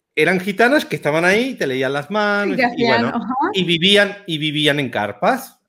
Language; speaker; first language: Spanish; native; Spanish